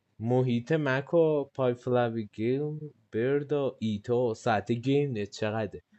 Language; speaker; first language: Persian; native; Persian